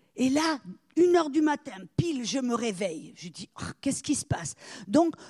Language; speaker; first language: French; native; French